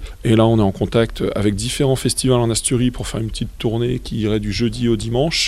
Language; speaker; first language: French; native; French